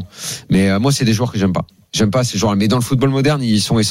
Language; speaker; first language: French; native; French